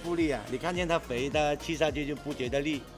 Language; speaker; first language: Chinese; native; Chinese